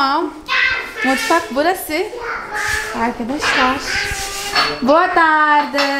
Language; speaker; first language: Turkish; non-native, fluent; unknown